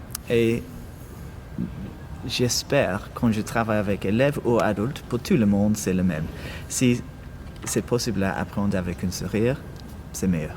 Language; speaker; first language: French; non-native, learner; English